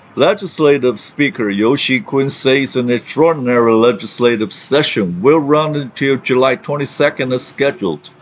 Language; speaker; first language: English; non-native, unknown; Chinese